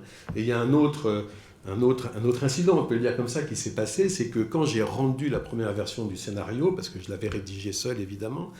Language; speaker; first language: French; native; French